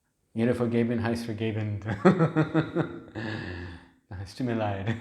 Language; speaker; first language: German; non-native, learner; English